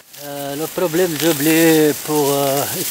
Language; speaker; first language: French; non-native, learner; Berber languages